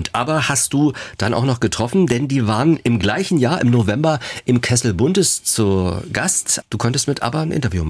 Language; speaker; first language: German; native; German